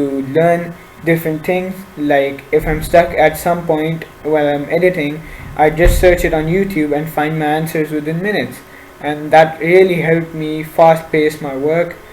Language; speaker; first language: English; non-native, local second language; Urdu